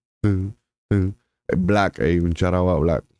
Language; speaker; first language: Spanish; native; Spanish